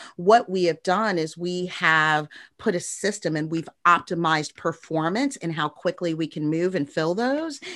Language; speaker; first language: English; native; English